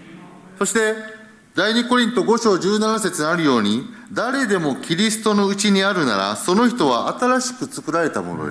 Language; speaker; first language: Japanese; early bilingual, heritage; Japanese